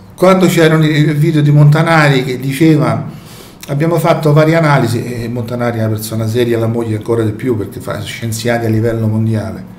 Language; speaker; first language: Italian; native; Italian